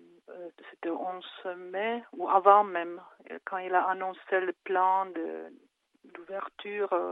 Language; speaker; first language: French; non-native, fluent; Czech